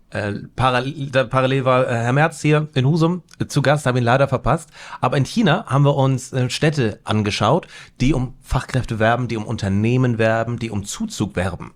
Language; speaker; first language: German; native; German